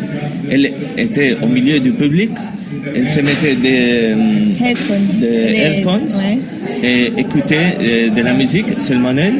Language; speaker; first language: French; non-native, learner; Spanish